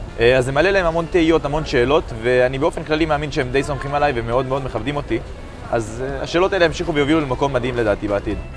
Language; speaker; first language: Hebrew; native; Hebrew